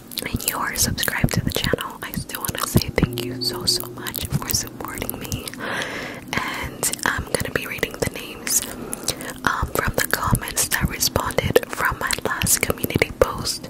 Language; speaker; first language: English; early bilingual, other home language; Spanish